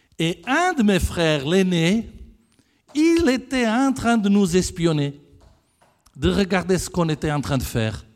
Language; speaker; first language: French; non-native, fluent; Italian